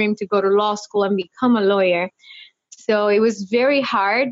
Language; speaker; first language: English; non-native, fluent; Spanish